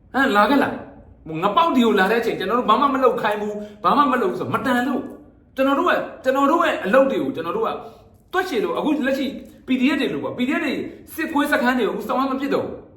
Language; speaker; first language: Burmese; native; Burmese